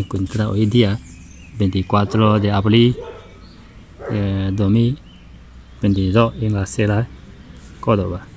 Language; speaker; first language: Spanish; non-native, learner; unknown